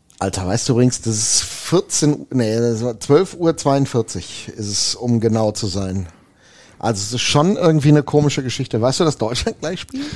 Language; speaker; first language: German; native; German